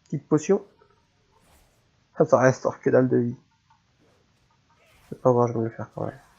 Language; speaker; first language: French; native; French